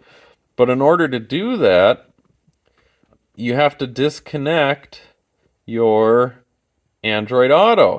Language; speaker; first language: English; native; English